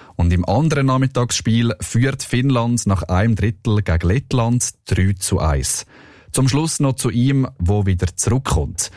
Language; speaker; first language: German; native; German